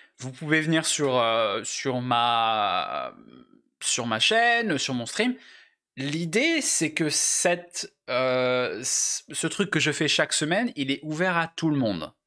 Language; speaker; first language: French; native; French